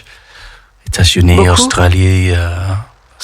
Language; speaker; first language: French; non-native, fluent; English